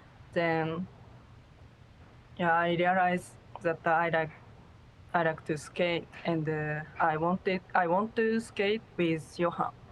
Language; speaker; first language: English; non-native, learner; Japanese